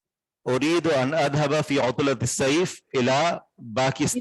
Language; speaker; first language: Arabic; non-native, fluent; Urdu